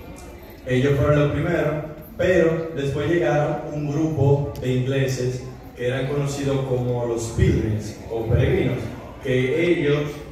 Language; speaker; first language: Spanish; early bilingual, heritage; Spanish